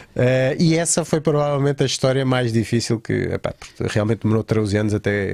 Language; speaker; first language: Portuguese; native; Portuguese